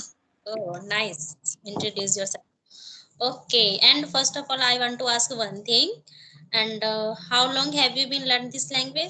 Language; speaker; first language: English; non-native, learner; Hindi